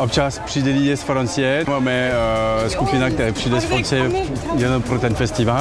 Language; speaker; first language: Czech; non-native, learner; French